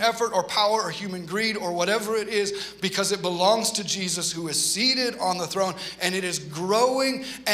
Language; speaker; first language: English; native; English